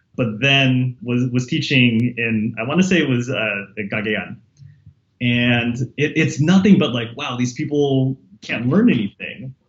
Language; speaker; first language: English; native; English